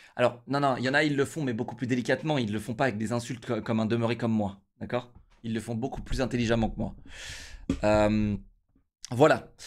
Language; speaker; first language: French; native; French